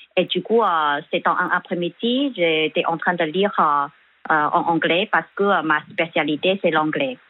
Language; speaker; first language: French; non-native, fluent; Chinese